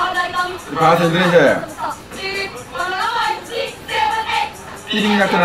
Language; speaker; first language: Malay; non-native, fluent; Korean